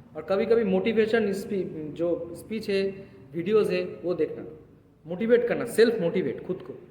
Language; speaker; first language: Hindi; non-native, local second language; Bangla